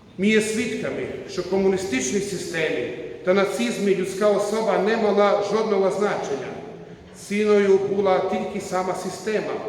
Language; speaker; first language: Ukrainian; non-native, learner; Croatian